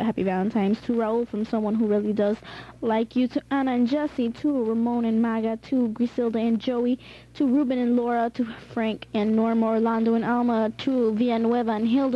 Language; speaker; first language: English; native; English